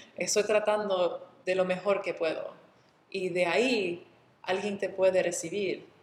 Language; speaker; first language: Spanish; early bilingual, other home language; English